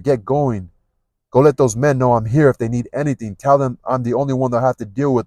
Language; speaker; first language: English; native; English